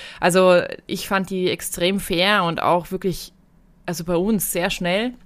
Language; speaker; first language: German; native; German